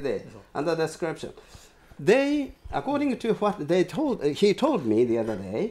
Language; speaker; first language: English; non-native, fluent; Japanese